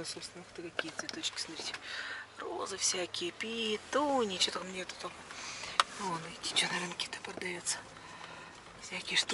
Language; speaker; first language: Russian; native; Russian